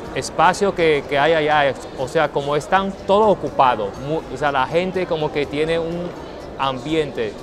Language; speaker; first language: Spanish; non-native, fluent; Chinese